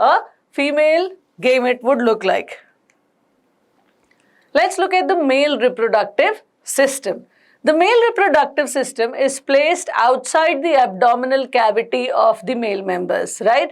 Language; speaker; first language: English; non-native, local second language; Hindi